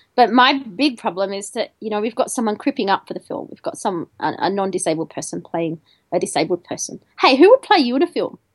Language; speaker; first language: English; native; English